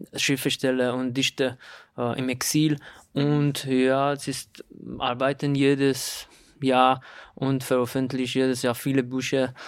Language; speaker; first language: German; non-native, learner; Persian